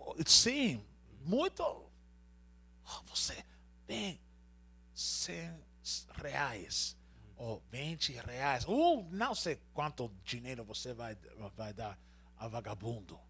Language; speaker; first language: Portuguese; non-native, learner; Spanish